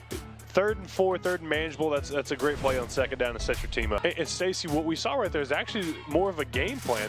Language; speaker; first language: English; native; English